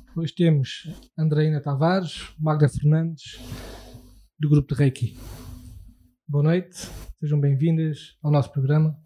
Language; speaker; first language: Portuguese; native; Portuguese